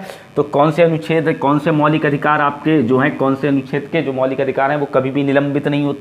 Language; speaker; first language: Hindi; native; Hindi